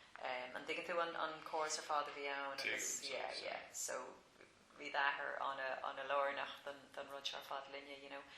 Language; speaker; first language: Irish; non-native, local second language; English